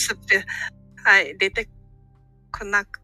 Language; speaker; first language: Japanese; non-native, learner; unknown